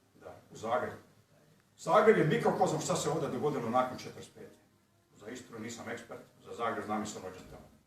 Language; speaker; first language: Bosnian; early bilingual, heritage; Croatian